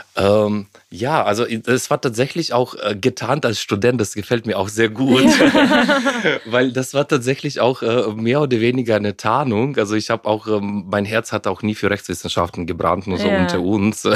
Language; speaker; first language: German; non-native, fluent; Ukrainian